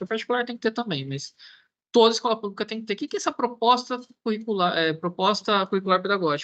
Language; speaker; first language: Portuguese; native; Portuguese